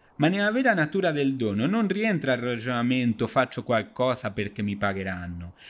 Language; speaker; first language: Italian; non-native, fluent; Spanish